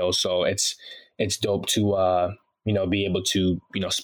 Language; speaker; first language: English; early bilingual, other home language; Haitian Creole